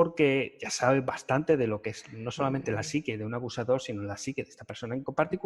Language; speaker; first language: Spanish; native; Spanish